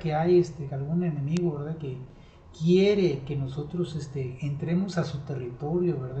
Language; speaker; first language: Spanish; native; Spanish